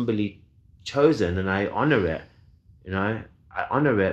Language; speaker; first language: English; native; English